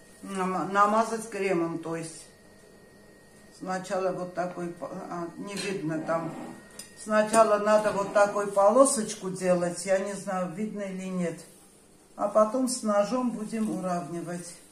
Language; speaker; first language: Russian; non-native, local second language; Armenian